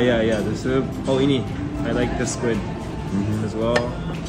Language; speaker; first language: English; non-native, fluent; Japanese